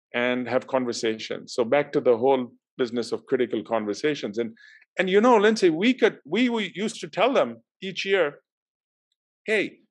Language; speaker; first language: English; non-native, local second language; Urdu